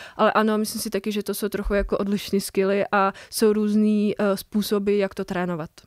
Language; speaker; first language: Czech; non-native, fluent; Bosnian